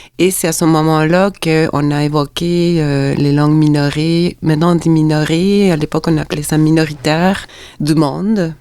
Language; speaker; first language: French; non-native, fluent; Spanish